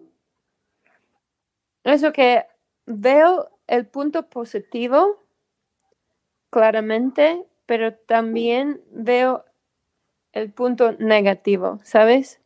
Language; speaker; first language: Spanish; non-native, fluent; English